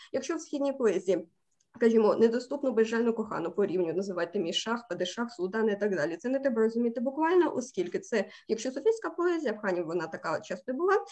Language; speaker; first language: Ukrainian; native; Ukrainian